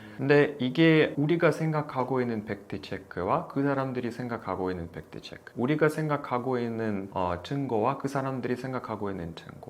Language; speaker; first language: Korean; non-native, fluent; Russian